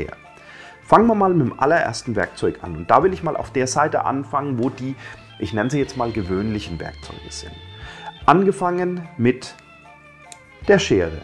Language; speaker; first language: German; native; German